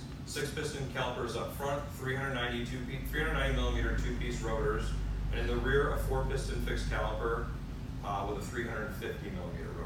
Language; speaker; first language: English; native; English